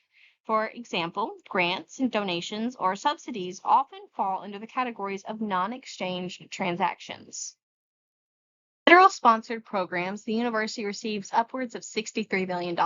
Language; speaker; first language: English; native; English